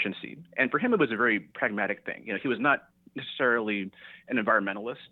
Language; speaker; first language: English; native; English